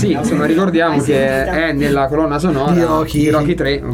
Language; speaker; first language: Italian; native; Italian